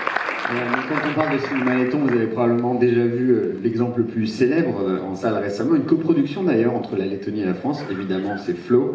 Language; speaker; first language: French; native; French